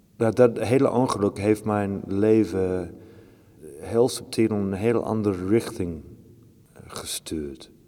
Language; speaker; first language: Dutch; non-native, fluent; English